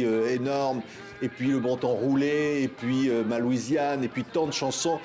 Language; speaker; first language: French; native; French